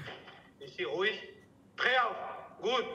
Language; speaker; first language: German; non-native, learner; Spanish